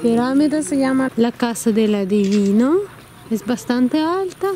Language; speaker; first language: Spanish; non-native, learner; Russian